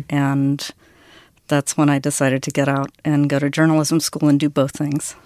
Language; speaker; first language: English; native; English